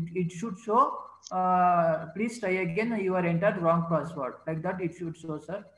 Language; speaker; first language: English; non-native, local second language; Kannada